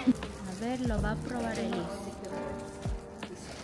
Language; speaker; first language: Spanish; non-native, fluent; Filipino